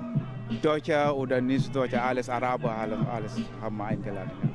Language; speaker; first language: German; non-native, learner; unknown